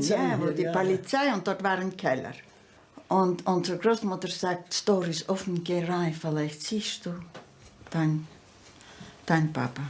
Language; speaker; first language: German; early bilingual, heritage; German